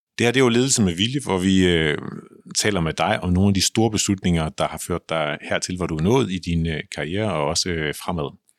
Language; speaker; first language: Danish; native; Danish